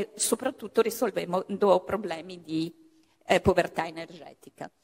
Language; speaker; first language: Italian; native; Italian